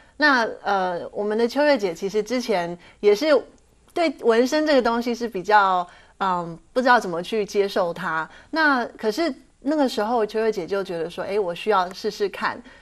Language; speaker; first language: Chinese; native; Chinese